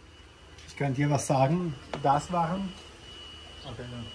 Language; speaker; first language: German; non-native, fluent; Italian